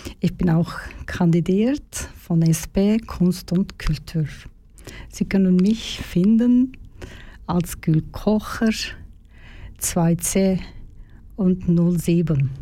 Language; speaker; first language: German; non-native, learner; Turkish